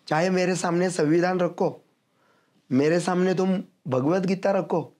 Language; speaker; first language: Hindi; non-native, local second language; Marathi